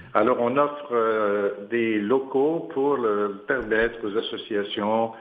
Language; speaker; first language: French; native; French